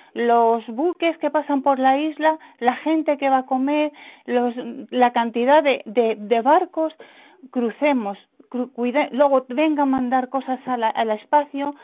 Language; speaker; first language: Spanish; native; Spanish